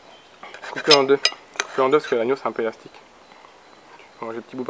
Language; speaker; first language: French; native; French